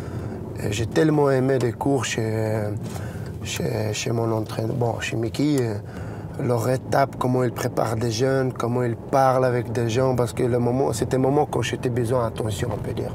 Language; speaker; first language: French; non-native, learner; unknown